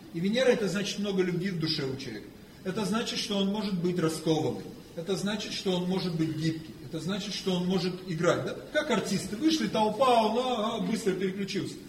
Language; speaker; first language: Russian; non-native, fluent; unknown